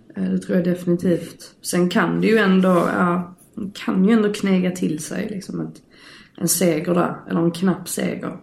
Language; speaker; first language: Swedish; native; Swedish